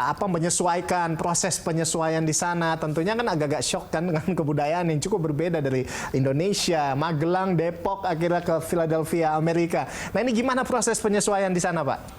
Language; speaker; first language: Indonesian; native; Indonesian